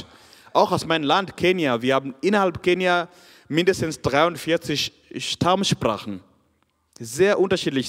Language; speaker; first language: German; non-native, fluent; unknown